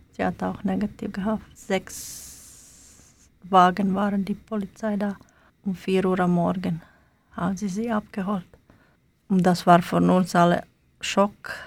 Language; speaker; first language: German; non-native, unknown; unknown